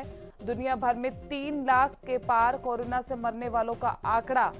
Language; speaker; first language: Hindi; native; Hindi